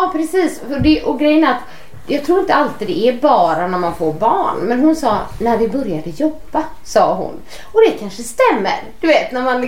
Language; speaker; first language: Swedish; native; Swedish